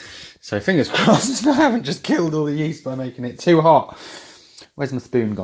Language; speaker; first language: English; native; English